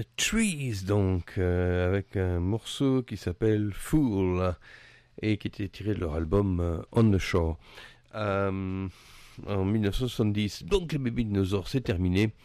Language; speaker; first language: French; native; French